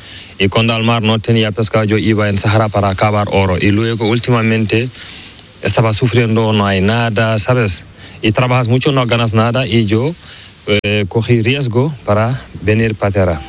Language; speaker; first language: Spanish; non-native, learner; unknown